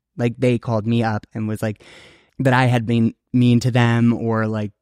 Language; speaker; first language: English; native; English